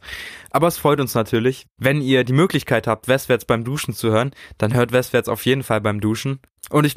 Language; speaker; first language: German; native; German